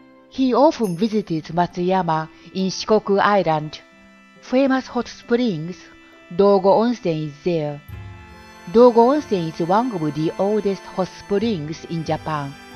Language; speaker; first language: English; non-native, fluent; Japanese